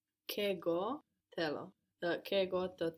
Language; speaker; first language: Greek; non-native, learner; English